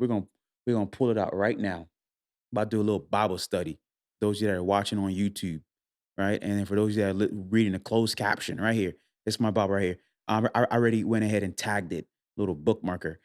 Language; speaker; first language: English; native; English